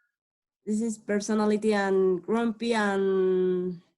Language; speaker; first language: English; non-native, learner; Spanish